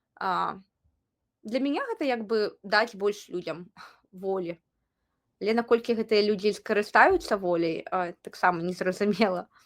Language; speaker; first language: Belarusian; native; Belarusian